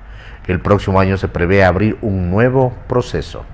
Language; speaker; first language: Spanish; native; Spanish